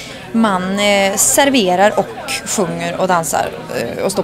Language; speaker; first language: Swedish; native; Swedish